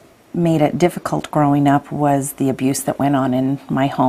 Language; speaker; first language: English; native; English